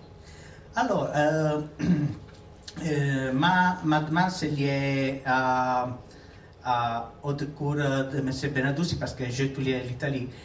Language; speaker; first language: French; non-native, learner; Italian